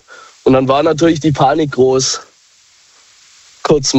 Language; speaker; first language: German; native; German